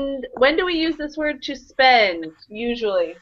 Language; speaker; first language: English; native; English